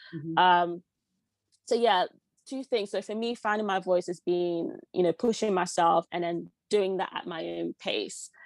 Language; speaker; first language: English; early bilingual, other home language; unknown